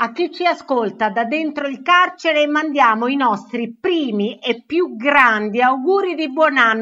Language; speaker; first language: Italian; native; Italian